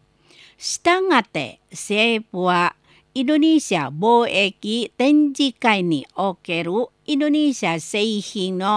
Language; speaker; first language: Japanese; non-native, learner; Indonesian